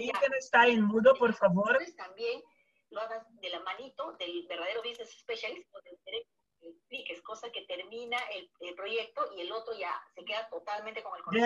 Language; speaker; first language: Spanish; non-native, local second language; Portuguese